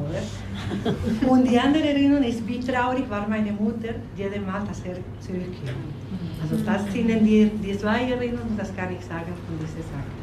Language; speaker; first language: German; non-native, learner; Spanish